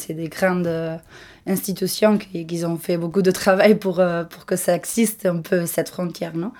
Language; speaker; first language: French; non-native, local second language; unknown